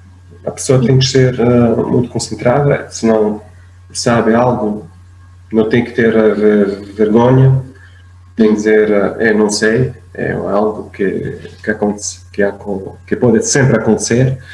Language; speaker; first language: Portuguese; non-native, fluent; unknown